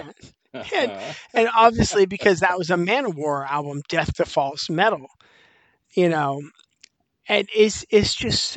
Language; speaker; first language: English; native; English